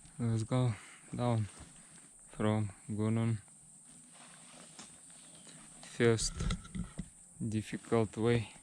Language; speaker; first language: English; non-native, learner; Russian